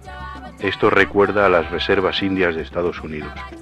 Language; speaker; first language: Spanish; native; Spanish